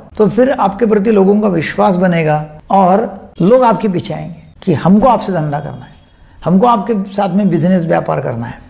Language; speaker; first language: Hindi; non-native, local second language; Marathi